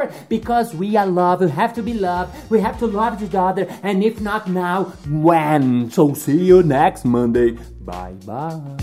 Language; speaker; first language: English; non-native, learner; Portuguese